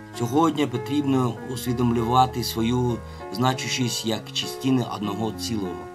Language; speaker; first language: Ukrainian; non-native, fluent; Russian